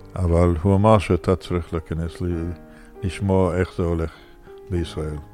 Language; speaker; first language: Hebrew; non-native, fluent; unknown